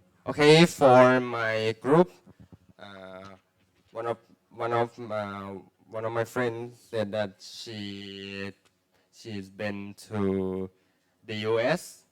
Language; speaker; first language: English; non-native, learner; Thai